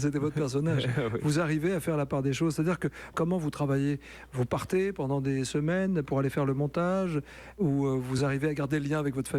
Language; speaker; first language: French; native; French